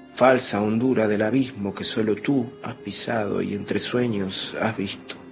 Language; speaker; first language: Spanish; native; Spanish